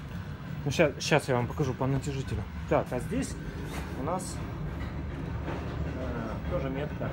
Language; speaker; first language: Russian; native; Russian